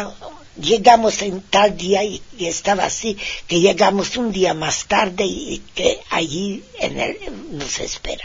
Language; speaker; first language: Spanish; non-native, fluent; Hungarian